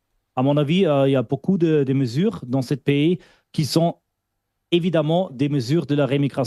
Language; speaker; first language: French; non-native, fluent; German